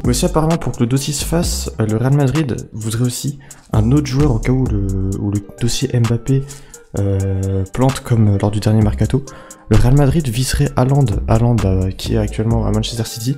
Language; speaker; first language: French; native; French